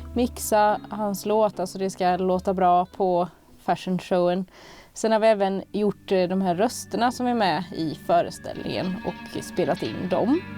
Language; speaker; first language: Swedish; native; Swedish